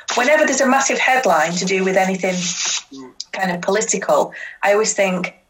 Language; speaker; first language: English; native; English